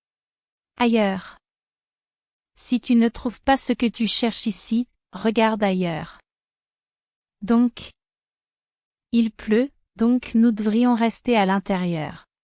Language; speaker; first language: French; non-native, fluent; Spanish